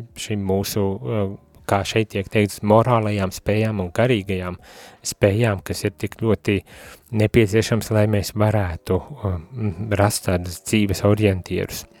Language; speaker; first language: Latvian; native; Latvian